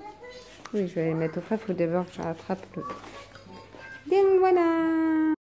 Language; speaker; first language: French; native; French